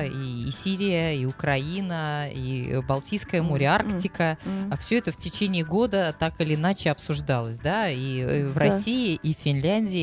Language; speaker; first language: Russian; native; Russian